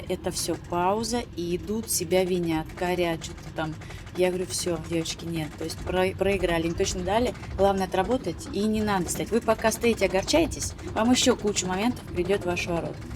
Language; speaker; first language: Russian; native; Russian